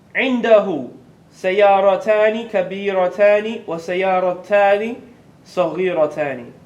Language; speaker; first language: Arabic; non-native, fluent; English